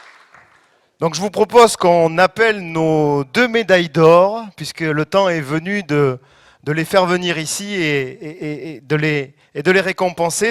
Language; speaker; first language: French; native; French